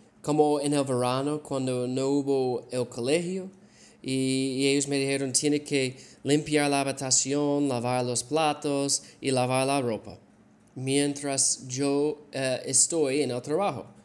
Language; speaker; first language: Spanish; non-native, learner; English